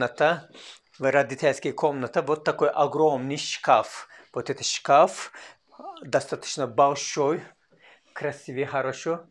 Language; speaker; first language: Russian; non-native, learner; Turkish